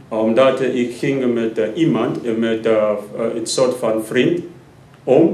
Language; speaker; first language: Dutch; non-native, learner; Lingala